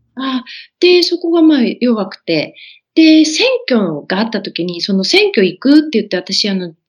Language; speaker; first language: Japanese; native; Japanese